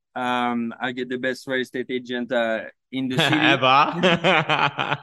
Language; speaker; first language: English; non-native, fluent; French